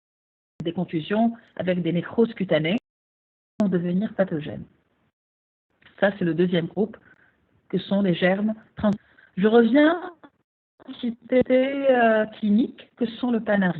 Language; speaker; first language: French; non-native, local second language; Arabic